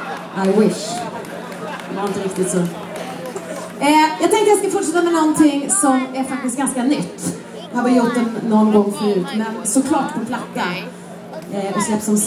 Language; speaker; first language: Swedish; native; Swedish